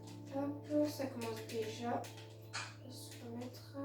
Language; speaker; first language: French; native; French